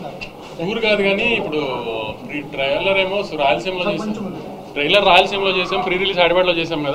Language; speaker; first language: Telugu; native; Telugu